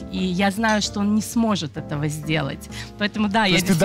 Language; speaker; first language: Russian; native; Russian